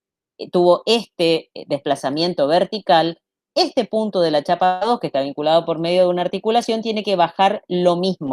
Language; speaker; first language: Spanish; native; Spanish